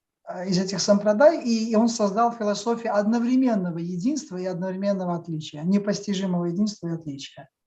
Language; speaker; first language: Russian; native; Russian